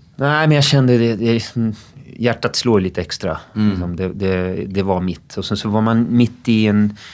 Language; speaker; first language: Swedish; early bilingual, other home language; English